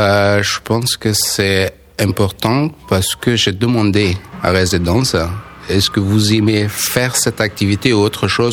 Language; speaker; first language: French; non-native, learner; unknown